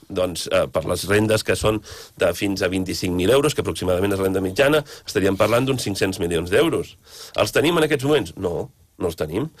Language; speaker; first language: Catalan; native; Catalan